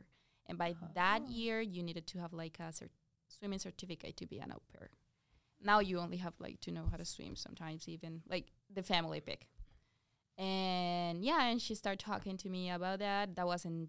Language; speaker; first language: English; non-native, fluent; Spanish